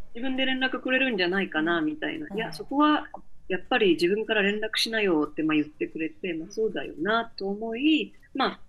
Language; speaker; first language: Japanese; native; Japanese